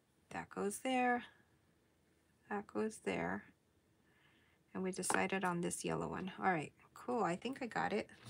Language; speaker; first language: English; native; English